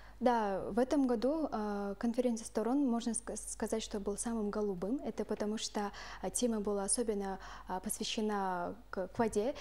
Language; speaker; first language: Russian; non-native, local second language; Kyrgyz